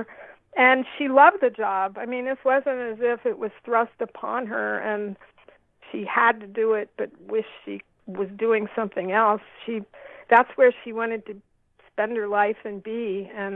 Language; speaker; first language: English; native; English